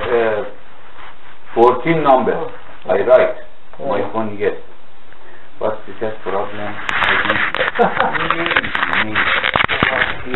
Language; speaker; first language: English; non-native, learner; Russian